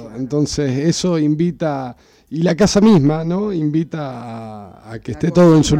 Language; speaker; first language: Spanish; native; Spanish